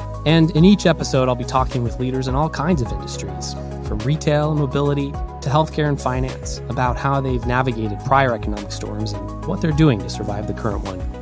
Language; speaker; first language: English; native; English